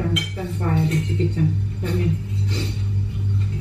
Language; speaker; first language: English; non-native, local second language; Indonesian